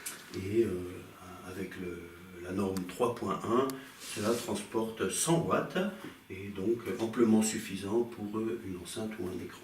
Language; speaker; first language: French; native; French